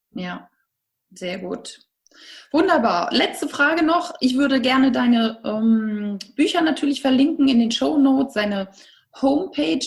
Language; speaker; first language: German; native; German